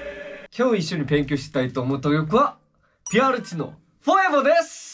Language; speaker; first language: Japanese; non-native, fluent; Korean